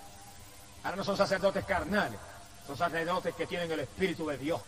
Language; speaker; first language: Spanish; native; Spanish